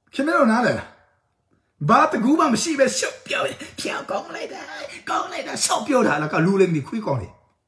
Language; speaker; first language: Burmese; non-native, local second language; Tedim Chin